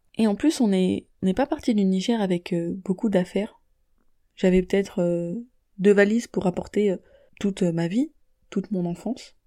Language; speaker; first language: French; native; French